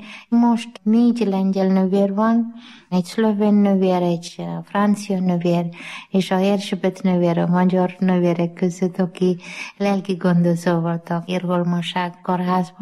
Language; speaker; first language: Hungarian; non-native, learner; Malayalam